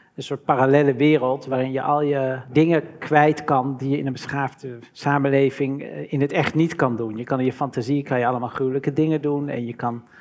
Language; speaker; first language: Dutch; native; Dutch